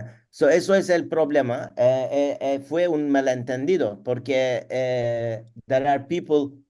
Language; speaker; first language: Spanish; non-native, learner; Turkish